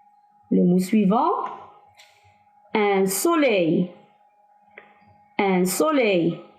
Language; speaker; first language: French; non-native, local second language; Arabic